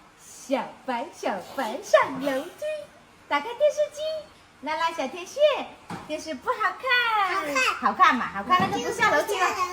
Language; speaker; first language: Chinese; native; Chinese